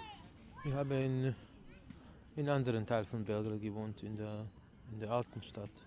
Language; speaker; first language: German; non-native, fluent; Serbian